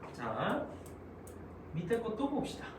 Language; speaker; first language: Korean; native; Korean